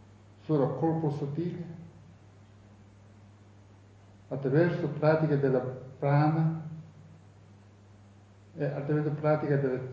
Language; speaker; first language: Italian; non-native, fluent; Tibetan